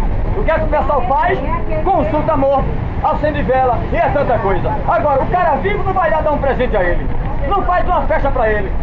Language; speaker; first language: Portuguese; native; Portuguese